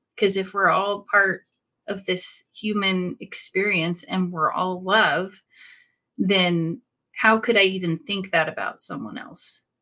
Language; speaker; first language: English; native; English